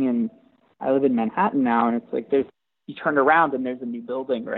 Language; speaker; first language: English; native; English